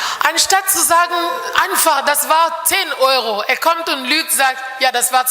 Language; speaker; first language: German; non-native, fluent; French